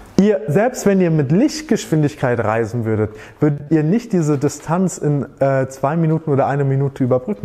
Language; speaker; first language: German; native; German